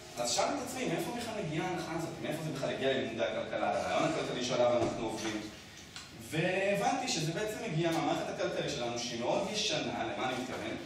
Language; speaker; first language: Hebrew; native; Hebrew